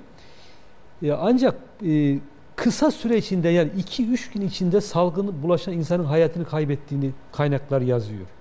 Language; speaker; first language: Turkish; native; Turkish